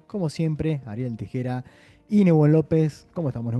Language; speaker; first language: Spanish; native; Spanish